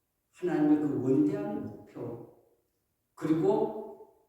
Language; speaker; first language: Korean; native; Korean